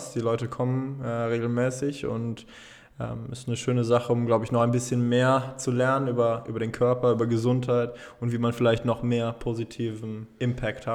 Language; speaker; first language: German; native; German